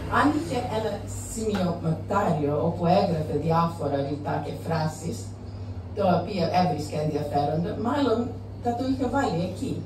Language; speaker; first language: Greek; non-native, fluent; English